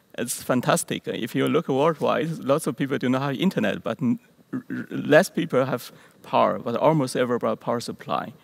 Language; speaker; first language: English; non-native, learner; Chinese